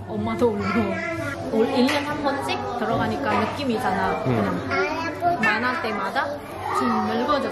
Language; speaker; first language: Korean; non-native, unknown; Indonesian